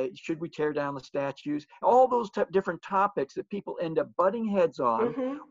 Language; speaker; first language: English; native; English